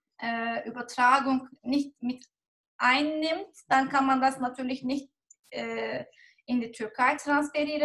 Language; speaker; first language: German; non-native, fluent; Turkish